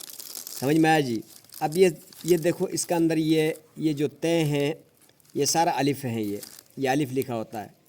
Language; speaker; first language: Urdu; non-native, local second language; Shina